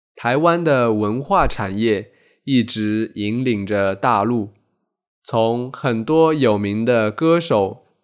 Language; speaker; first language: Chinese; native; Chinese